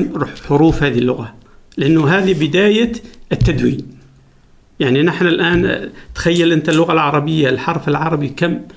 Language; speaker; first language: Arabic; non-native, local second language; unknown